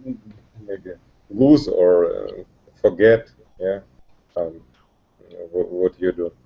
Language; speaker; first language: English; non-native, learner; Russian